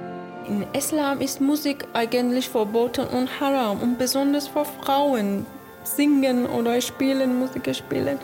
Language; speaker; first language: German; non-native, learner; Persian